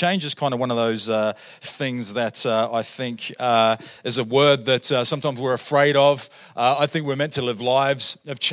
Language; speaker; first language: English; native; English